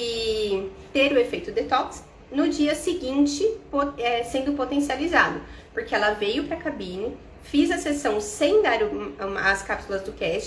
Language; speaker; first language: Portuguese; native; Portuguese